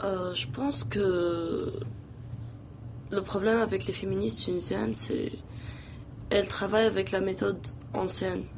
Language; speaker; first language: French; non-native, local second language; Arabic